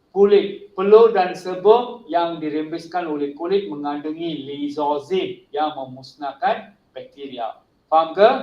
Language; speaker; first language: Malay; non-native, local second language; Tamil